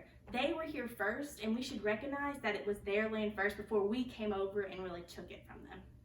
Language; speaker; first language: English; native; English